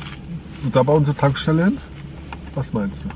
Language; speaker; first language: German; native; German